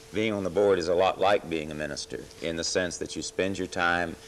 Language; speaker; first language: English; native; English